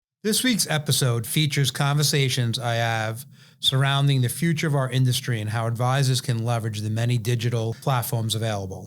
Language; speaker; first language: English; native; English